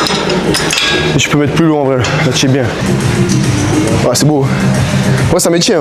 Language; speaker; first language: French; native; French